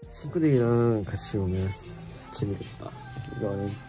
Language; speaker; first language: Korean; non-native, learner; Thai